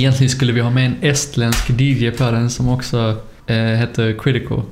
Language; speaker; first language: Swedish; native; Swedish